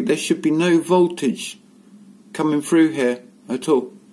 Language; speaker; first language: English; native; English